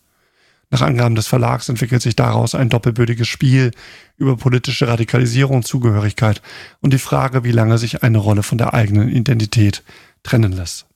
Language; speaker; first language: German; native; German